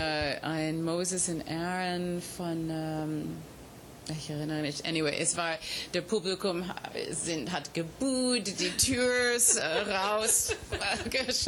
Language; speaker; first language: German; non-native, fluent; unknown